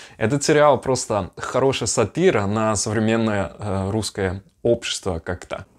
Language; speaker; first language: Russian; non-native, fluent; Dutch